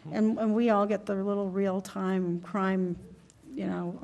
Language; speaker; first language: English; native; English